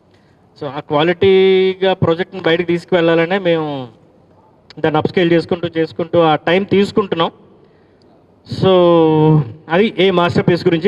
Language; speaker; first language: Telugu; native; Telugu